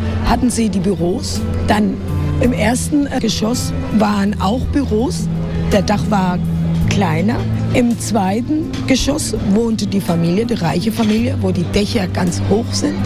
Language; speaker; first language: German; non-native, fluent; Spanish